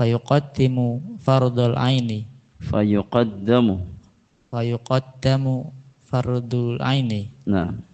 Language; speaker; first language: Arabic; non-native, learner; Indonesian